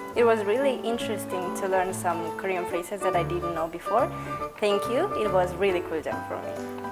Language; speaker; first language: English; non-native, fluent; Kazakh